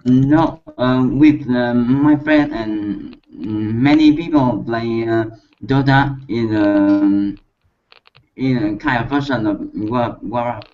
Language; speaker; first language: English; non-native, learner; Vietnamese